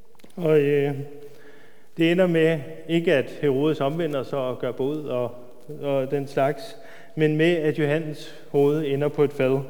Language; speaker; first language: Danish; native; Danish